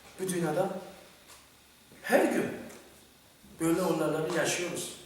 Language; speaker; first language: Turkish; non-native, fluent; Korean